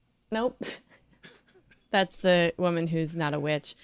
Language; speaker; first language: English; native; English